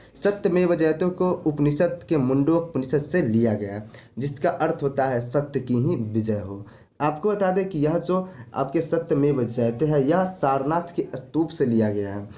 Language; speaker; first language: Hindi; native; Hindi